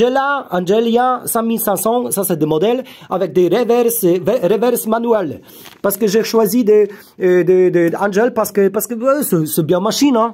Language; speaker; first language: French; non-native, learner; Polish